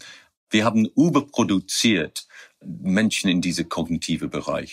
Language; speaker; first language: German; non-native, fluent; English